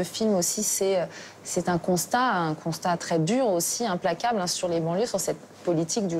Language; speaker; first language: French; native; French